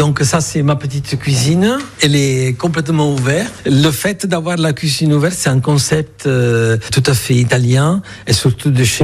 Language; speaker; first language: French; non-native, fluent; Italian